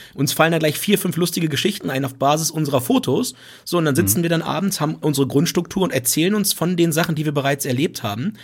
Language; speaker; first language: German; native; German